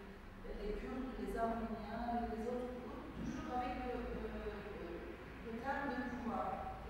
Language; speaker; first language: French; non-native, fluent; Turkish